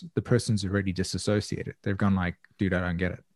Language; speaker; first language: English; native; English